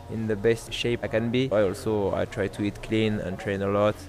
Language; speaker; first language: English; non-native, fluent; French